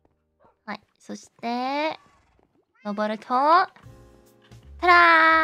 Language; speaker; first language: Japanese; non-native, learner; English